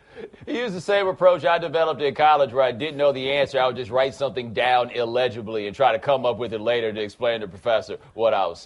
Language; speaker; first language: English; native; English